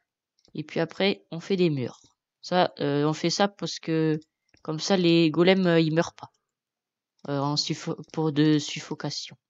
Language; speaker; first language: French; native; French